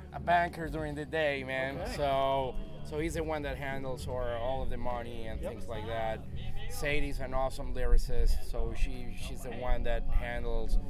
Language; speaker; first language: English; non-native, fluent; Spanish